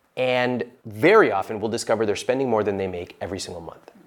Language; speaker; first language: English; native; English